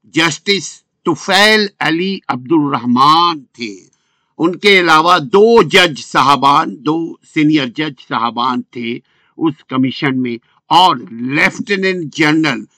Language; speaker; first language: Urdu; native; Urdu